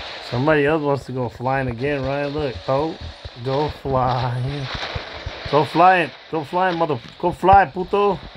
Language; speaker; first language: English; early bilingual, other home language; Spanish